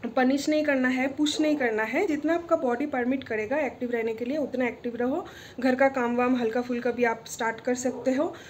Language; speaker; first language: Hindi; non-native, local second language; Bangla